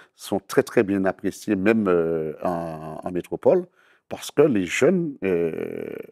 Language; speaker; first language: French; native; French